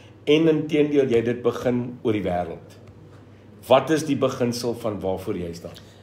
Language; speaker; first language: Afrikaans; non-native, local second language; English